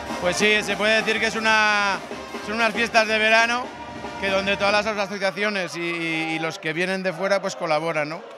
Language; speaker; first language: Spanish; non-native, local second language; Catalan